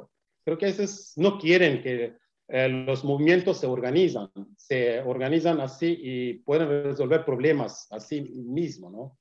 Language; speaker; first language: Spanish; non-native, learner; Kurdish